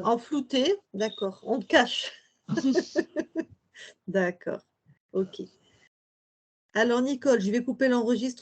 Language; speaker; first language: French; native; French